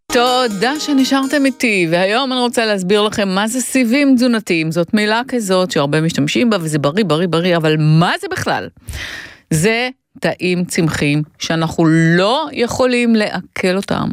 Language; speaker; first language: Hebrew; native; Hebrew